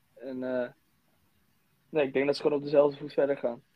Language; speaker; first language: Dutch; native; Dutch